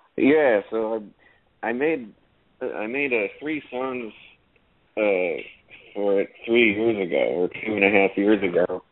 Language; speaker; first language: English; native; English